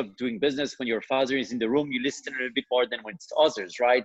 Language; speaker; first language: English; non-native, fluent; French